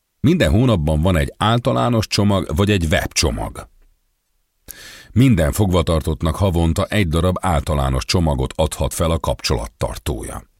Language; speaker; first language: Hungarian; native; Hungarian